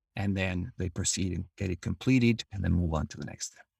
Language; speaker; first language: English; non-native, fluent; Albanian